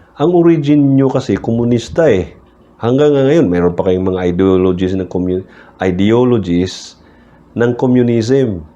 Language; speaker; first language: Filipino; native; Filipino